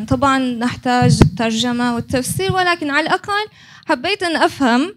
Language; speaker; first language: Arabic; non-native, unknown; Turkish